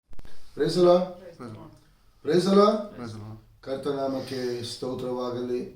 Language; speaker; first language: Kannada; native; Kannada